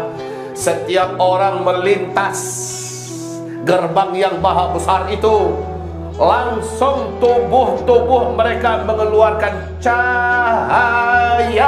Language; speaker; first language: Indonesian; native; Indonesian